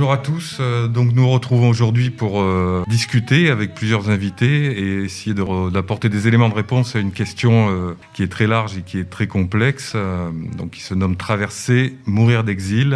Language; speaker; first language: French; native; French